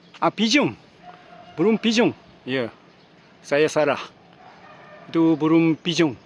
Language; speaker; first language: Malay; non-native, learner; Japanese